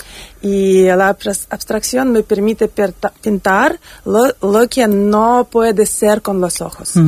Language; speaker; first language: Spanish; non-native, learner; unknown